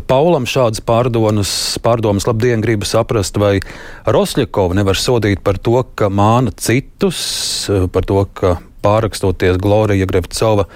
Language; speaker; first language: Latvian; native; Latvian